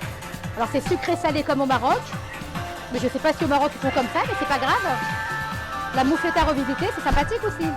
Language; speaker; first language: French; native; French